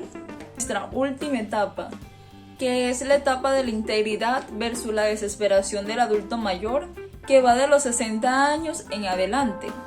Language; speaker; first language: Spanish; native; Spanish